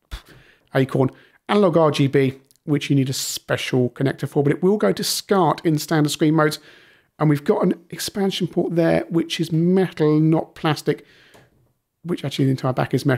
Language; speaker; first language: English; native; English